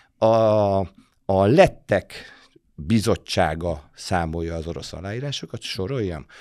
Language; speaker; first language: Hungarian; native; Hungarian